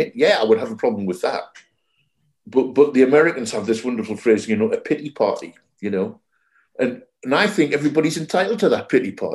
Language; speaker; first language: English; native; English